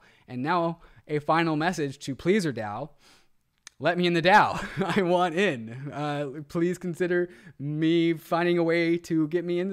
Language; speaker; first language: English; native; English